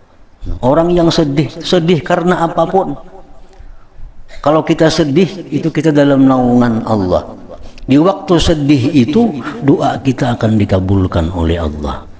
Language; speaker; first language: Indonesian; non-native, local second language; Banjar